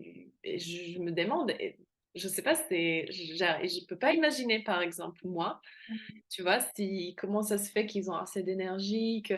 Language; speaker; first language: French; non-native, fluent; Slovak